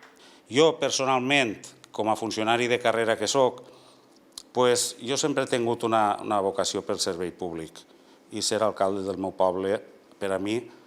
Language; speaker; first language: Catalan; native; Catalan